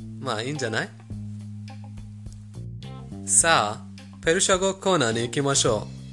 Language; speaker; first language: Japanese; non-native, fluent; Persian